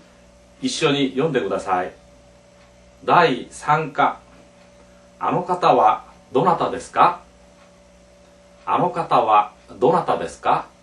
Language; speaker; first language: Japanese; non-native, fluent; Korean